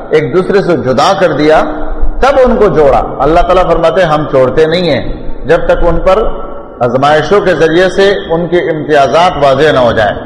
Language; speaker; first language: Urdu; non-native, local second language; Pashto